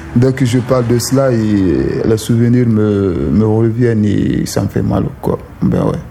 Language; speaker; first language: French; non-native, local second language; Susu